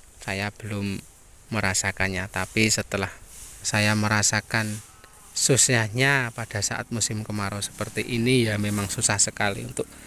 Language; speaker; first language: Indonesian; non-native, local second language; Javanese